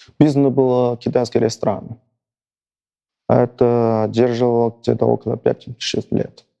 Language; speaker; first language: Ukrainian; non-native, learner; Chinese